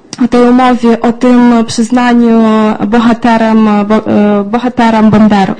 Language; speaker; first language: Polish; non-native, fluent; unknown